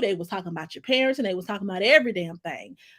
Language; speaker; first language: English; native; English